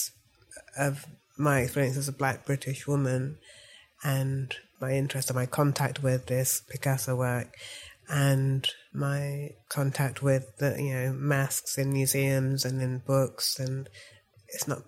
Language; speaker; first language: English; native; English